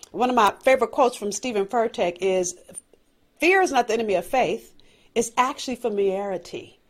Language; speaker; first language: English; native; English